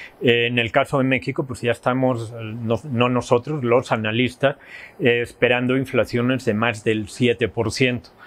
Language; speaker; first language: Spanish; native; Spanish